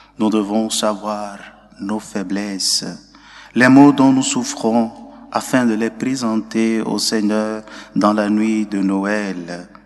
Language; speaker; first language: French; non-native, local second language; Ewe